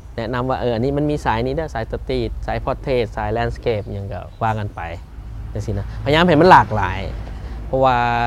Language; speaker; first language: Lao; early bilingual, heritage; Lao